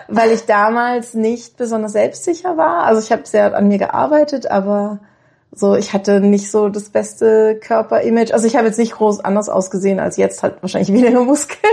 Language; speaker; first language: German; native; German